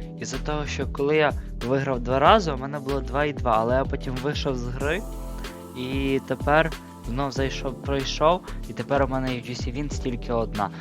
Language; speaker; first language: Ukrainian; native; Ukrainian